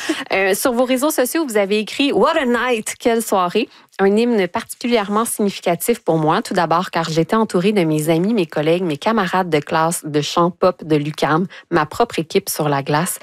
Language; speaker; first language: French; native; French